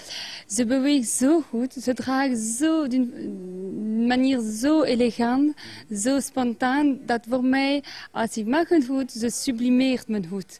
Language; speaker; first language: Dutch; non-native, learner; French